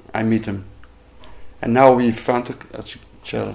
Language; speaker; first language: English; non-native, learner; Dutch